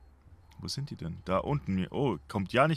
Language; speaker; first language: German; native; German